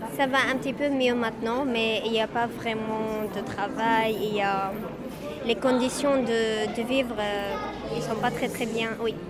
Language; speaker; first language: French; non-native, fluent; Arabic